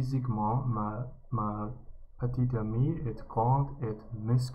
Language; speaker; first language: French; non-native, learner; English